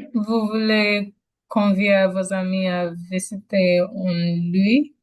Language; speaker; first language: French; non-native, learner; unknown